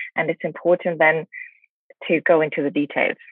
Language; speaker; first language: English; non-native, fluent; German